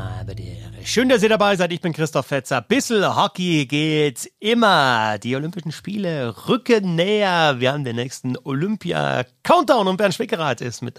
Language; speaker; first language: German; native; German